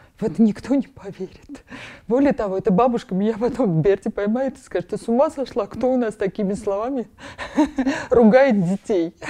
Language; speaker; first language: Russian; non-native, local second language; Armenian